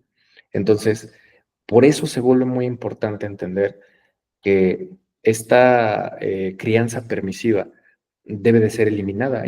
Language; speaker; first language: Spanish; native; Spanish